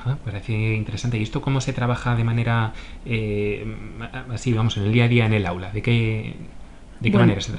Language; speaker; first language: Spanish; native; Spanish